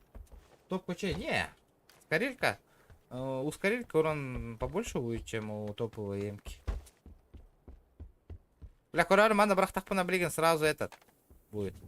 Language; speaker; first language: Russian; non-native, local second language; Yakut